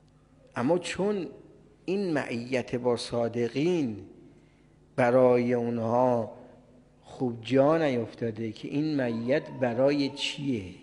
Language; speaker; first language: Persian; native; Persian